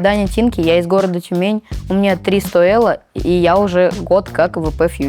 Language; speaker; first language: Russian; native; Russian